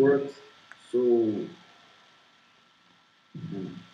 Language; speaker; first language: English; non-native, learner; Portuguese